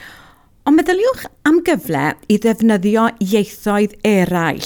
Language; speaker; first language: Welsh; native; Welsh